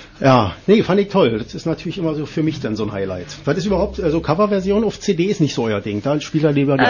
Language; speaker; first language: German; native; German